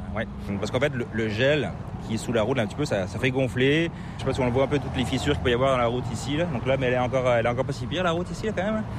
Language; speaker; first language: French; native; French